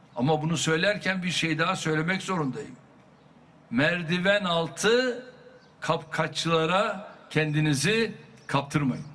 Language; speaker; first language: Turkish; native; Turkish